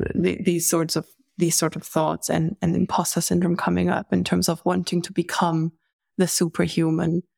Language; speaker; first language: English; non-native, fluent; German